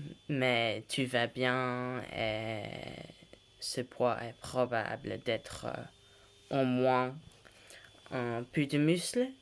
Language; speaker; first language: French; non-native, learner; English